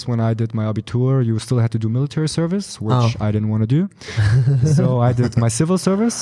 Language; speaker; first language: English; non-native, fluent; German